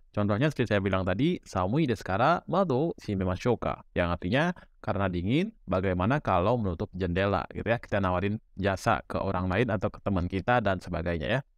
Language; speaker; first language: Indonesian; native; Indonesian